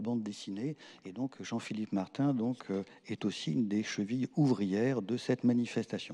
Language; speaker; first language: French; native; French